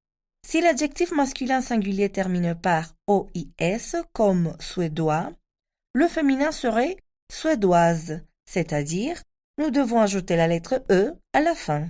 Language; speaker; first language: French; non-native, fluent; Spanish